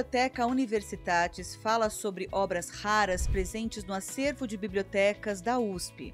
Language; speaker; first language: Portuguese; native; Portuguese